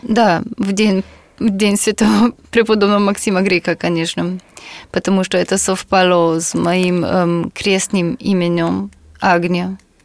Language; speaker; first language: Russian; non-native, fluent; Slovenian